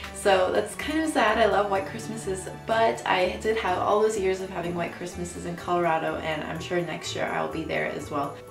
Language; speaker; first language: English; native; English